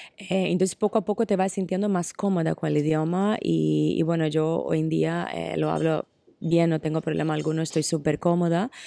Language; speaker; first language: Spanish; non-native, fluent; Portuguese